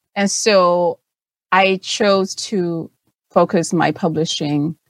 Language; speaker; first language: English; non-native, local second language; Shona